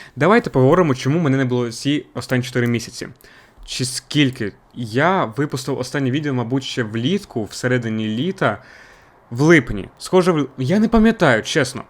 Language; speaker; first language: Ukrainian; non-native, local second language; Russian